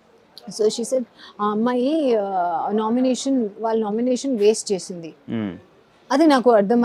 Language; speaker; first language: Telugu; non-native, learner; Hindi